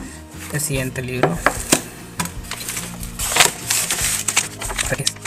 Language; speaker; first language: Spanish; native; Spanish